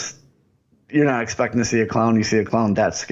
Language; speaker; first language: English; native; English